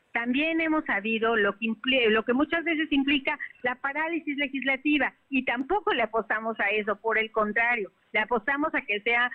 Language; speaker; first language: Spanish; native; Spanish